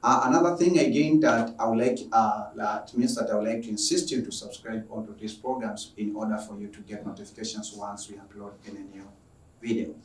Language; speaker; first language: English; non-native, local second language; Swahili